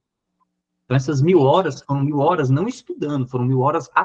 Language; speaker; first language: Portuguese; native; Portuguese